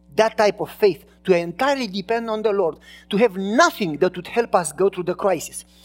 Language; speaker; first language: English; non-native, fluent; Romanian